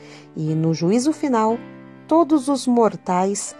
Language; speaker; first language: Portuguese; native; Portuguese